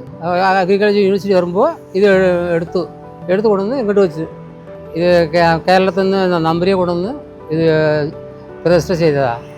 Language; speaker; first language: Malayalam; early bilingual, heritage; Malayalam